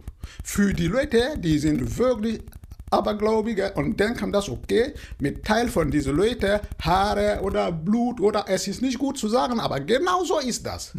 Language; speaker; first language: German; non-native, learner; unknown